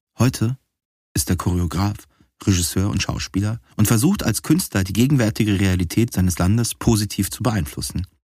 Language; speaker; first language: German; native; German